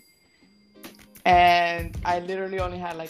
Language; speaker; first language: English; native; English